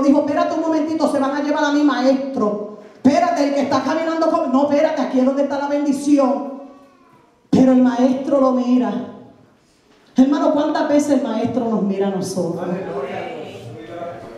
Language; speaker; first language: Spanish; native; Spanish